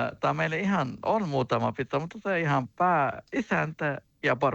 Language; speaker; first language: Finnish; non-native, learner; Turkish